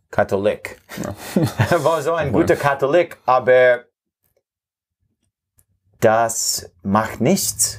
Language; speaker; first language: German; non-native, fluent; English